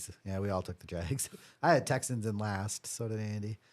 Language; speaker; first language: English; native; English